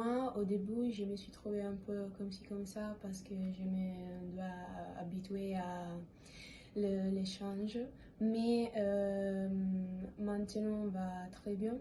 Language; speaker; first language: French; non-native, learner; Italian